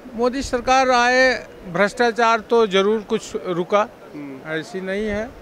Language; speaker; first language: Hindi; native; Hindi